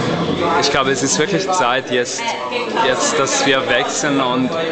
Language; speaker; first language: German; non-native, fluent; Italian